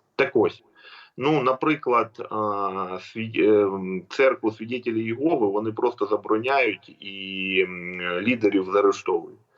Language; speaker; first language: Ukrainian; native; Ukrainian